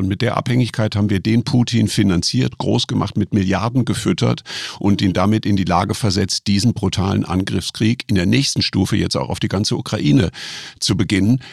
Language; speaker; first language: German; native; German